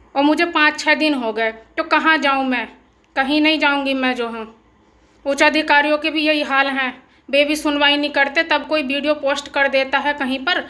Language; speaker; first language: Hindi; native; Hindi